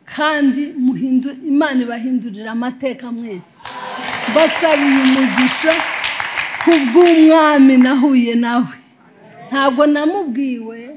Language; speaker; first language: Kinyarwanda; native; Kinyarwanda